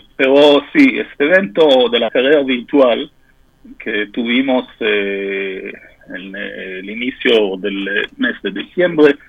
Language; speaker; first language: Spanish; non-native, fluent; French